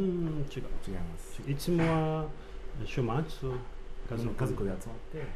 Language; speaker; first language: Japanese; non-native, learner; Portuguese